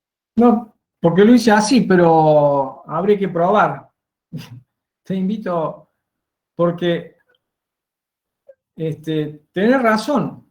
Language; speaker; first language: Spanish; native; Spanish